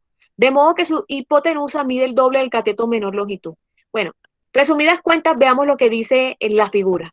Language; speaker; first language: Spanish; native; Spanish